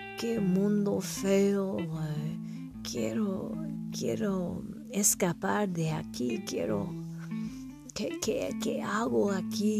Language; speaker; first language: Spanish; non-native, learner; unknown